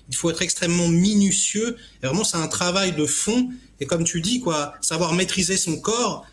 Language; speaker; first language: French; native; French